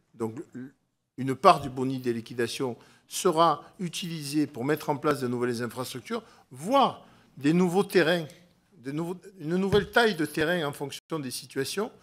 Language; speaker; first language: French; native; French